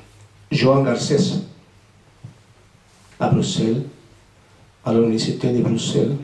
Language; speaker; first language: French; non-native, fluent; Spanish